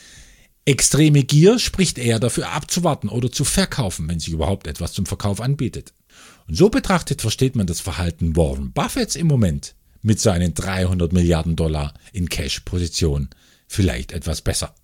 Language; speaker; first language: German; native; German